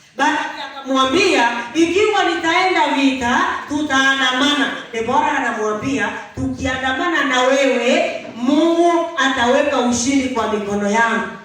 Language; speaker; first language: Swahili; non-native, local second language; Gusii